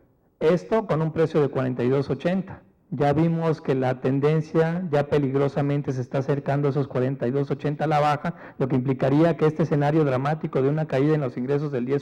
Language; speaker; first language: Spanish; native; Spanish